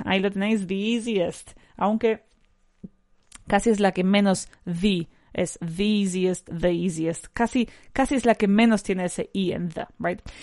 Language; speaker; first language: Spanish; native; Spanish